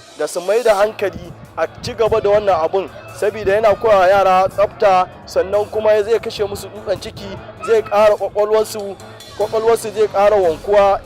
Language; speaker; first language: Hausa; native; Hausa